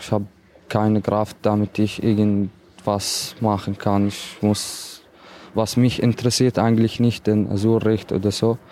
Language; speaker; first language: German; non-native, learner; Arabic